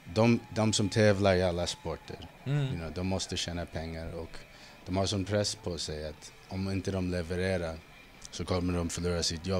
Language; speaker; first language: Swedish; non-native, fluent; English